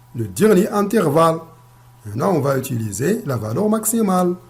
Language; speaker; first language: French; non-native, local second language; Arabic